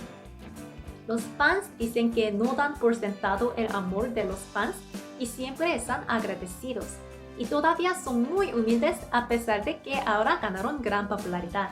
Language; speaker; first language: Spanish; non-native, fluent; Korean